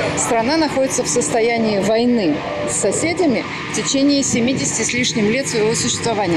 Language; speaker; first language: Russian; native; Russian